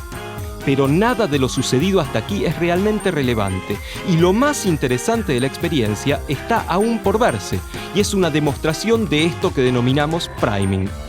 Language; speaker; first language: Spanish; native; Spanish